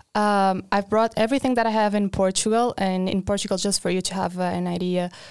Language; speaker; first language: English; non-native, fluent; Portuguese